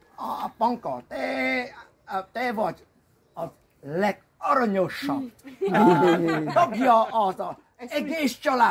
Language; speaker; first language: Hungarian; non-native, learner; Vietnamese